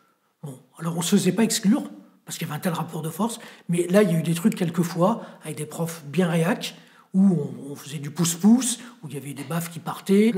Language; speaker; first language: French; native; French